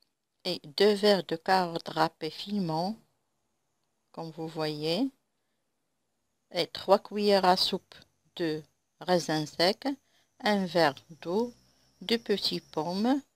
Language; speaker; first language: French; non-native, local second language; Arabic